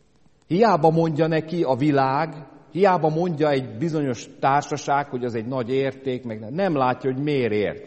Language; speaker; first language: Hungarian; native; Hungarian